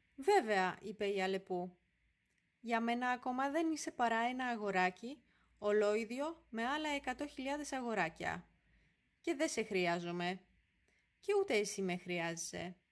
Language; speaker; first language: Greek; non-native, fluent; Polish